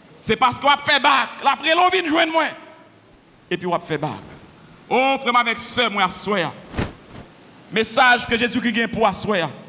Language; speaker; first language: French; non-native, local second language; Haitian Creole